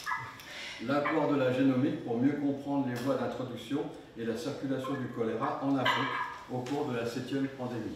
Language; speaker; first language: French; native; French